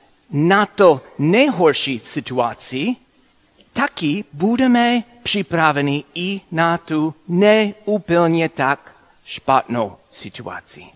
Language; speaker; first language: Czech; non-native, fluent; English